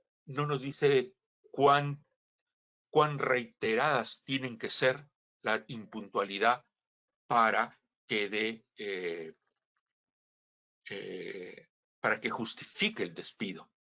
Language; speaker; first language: Spanish; native; Spanish